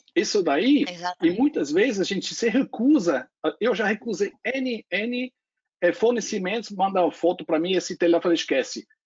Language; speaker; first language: Portuguese; non-native, fluent; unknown